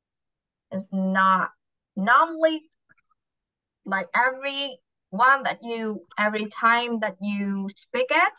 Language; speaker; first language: English; non-native, fluent; Vietnamese